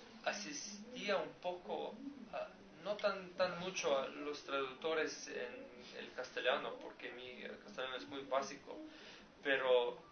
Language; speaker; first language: Spanish; non-native, learner; Slovenian